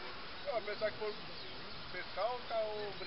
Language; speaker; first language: Portuguese; native; Portuguese